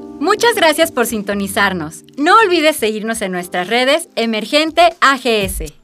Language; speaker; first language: Spanish; native; Spanish